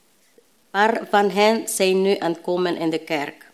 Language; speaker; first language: Dutch; non-native, learner; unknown